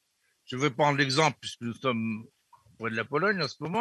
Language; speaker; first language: French; native; French